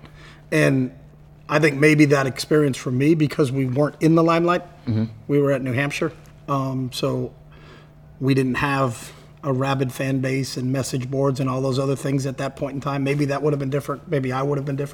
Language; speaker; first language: English; native; English